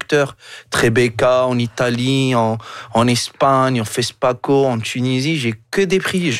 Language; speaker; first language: French; non-native, local second language; Arabic